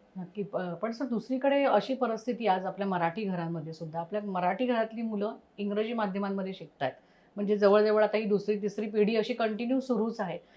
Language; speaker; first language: Marathi; native; Marathi